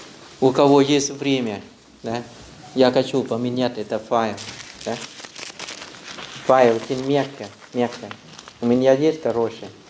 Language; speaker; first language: Russian; non-native, fluent; Thai